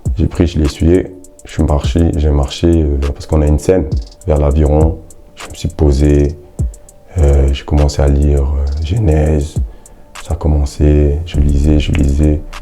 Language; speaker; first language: French; early bilingual, other home language; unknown